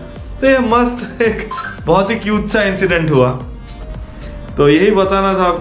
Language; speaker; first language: Hindi; non-native, local second language; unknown